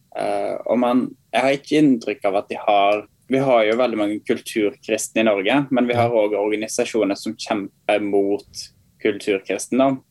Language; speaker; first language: Norwegian; native; Norwegian